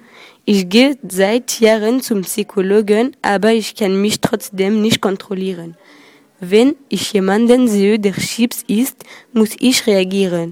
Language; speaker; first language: German; non-native, learner; French